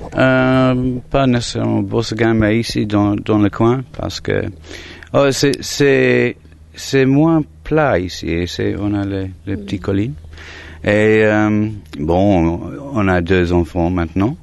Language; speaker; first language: French; non-native, fluent; English